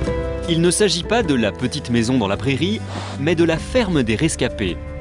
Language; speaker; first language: French; native; French